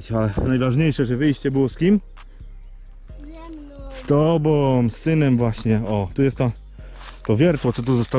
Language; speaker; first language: Polish; native; Polish